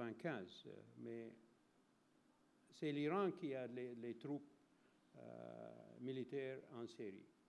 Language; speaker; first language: French; non-native, fluent; Arabic